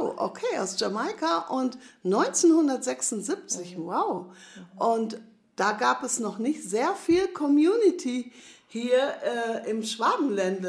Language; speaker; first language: German; native; German